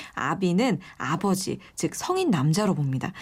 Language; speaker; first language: Korean; native; Korean